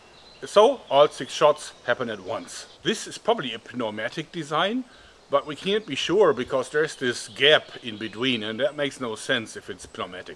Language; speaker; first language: English; non-native, fluent; German